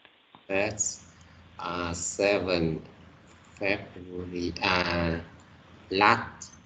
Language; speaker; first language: English; non-native, learner; Vietnamese